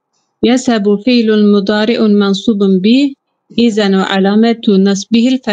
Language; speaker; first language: Arabic; non-native, learner; Turkish